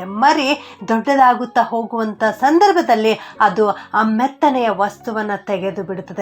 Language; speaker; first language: Kannada; native; Kannada